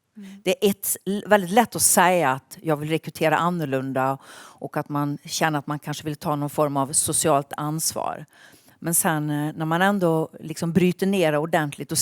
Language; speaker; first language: Swedish; native; Swedish